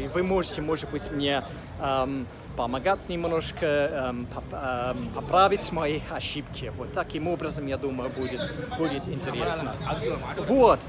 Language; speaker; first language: Russian; non-native, fluent; English